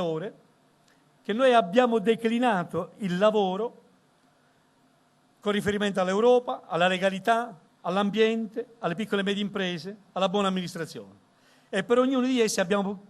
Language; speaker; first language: Italian; native; Italian